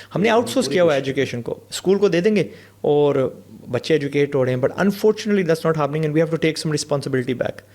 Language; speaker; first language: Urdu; non-native, fluent; English